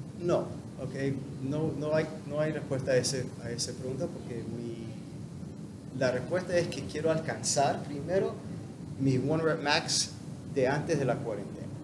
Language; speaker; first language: Spanish; non-native, fluent; English